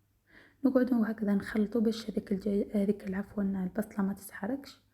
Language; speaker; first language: Arabic; native; Arabic